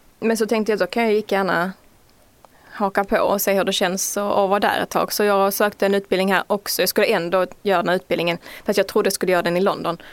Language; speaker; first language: Swedish; native; Swedish